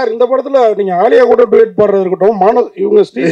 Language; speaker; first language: Tamil; native; Tamil